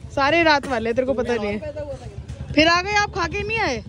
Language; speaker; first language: Hindi; native; Hindi